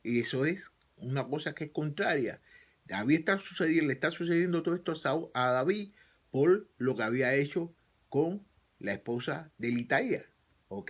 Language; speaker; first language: Spanish; native; Spanish